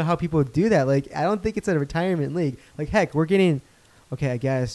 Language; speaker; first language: English; native; English